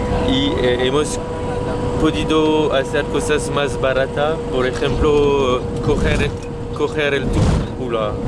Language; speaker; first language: Spanish; non-native, fluent; French